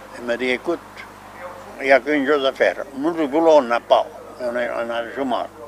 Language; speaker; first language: French; non-native, local second language; Swiss German